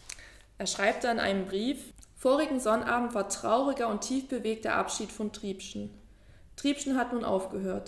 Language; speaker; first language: German; native; German